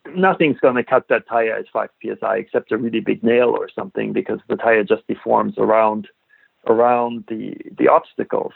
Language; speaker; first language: English; non-native, fluent; German